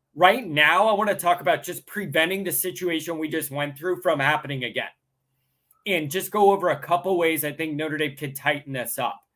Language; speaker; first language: English; native; English